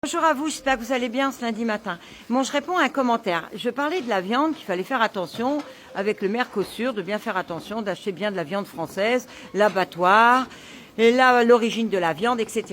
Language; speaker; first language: French; native; French